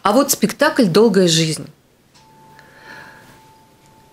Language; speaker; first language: Russian; native; Russian